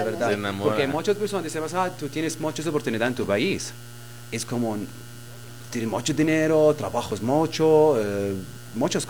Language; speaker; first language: Spanish; non-native, learner; Arabic